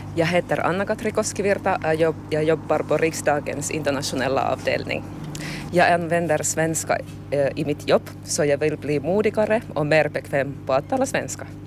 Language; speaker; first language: Swedish; non-native, local second language; Finnish